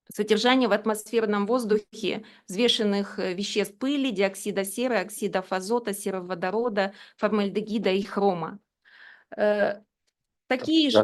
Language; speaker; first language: Russian; native; Russian